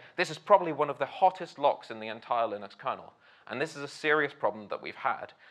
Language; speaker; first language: English; native; English